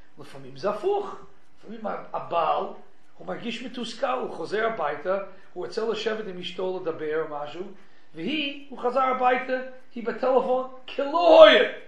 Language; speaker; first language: Hebrew; non-native, fluent; English